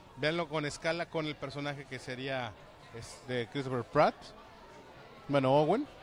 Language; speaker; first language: Spanish; native; Spanish